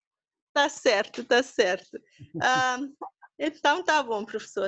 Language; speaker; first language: Portuguese; non-native, local second language; Kabuverdianu